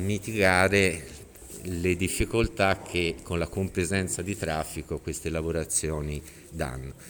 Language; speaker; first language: Italian; native; Italian